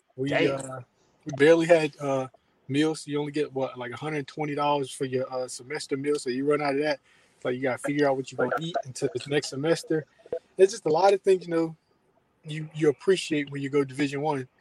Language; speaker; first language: English; native; English